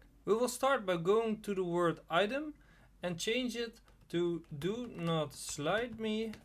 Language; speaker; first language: English; non-native, fluent; Dutch